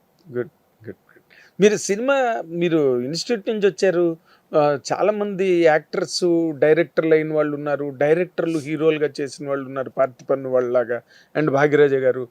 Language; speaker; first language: Telugu; native; Telugu